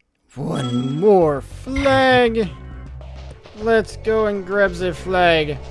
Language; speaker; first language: English; native; English